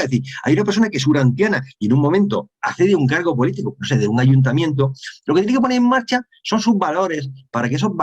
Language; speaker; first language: Spanish; native; Spanish